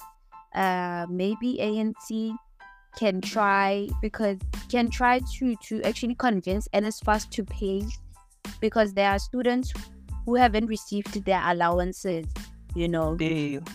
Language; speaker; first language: English; non-native, local second language; Southern Sotho